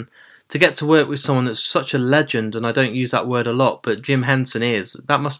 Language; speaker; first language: English; native; English